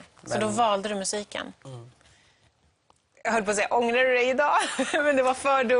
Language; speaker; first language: Swedish; native; Swedish